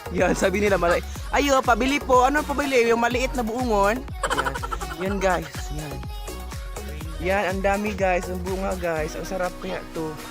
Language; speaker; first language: Filipino; non-native, local second language; Cebuano